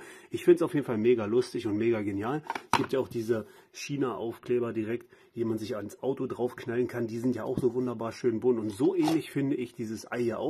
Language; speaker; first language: German; native; German